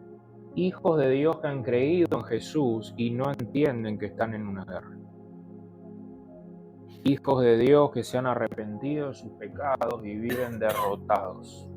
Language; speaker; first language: Spanish; native; Spanish